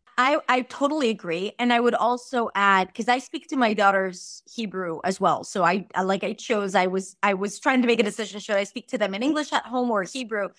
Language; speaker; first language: English; non-native, fluent; Hebrew